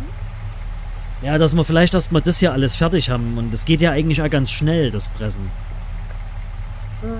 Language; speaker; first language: German; native; German